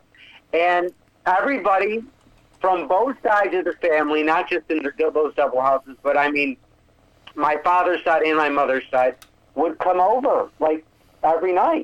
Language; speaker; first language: English; native; English